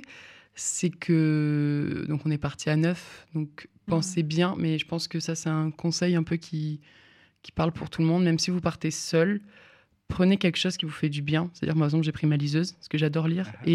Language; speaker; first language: French; native; French